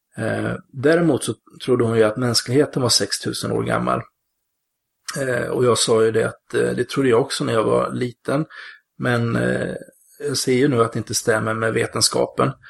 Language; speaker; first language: Swedish; native; Swedish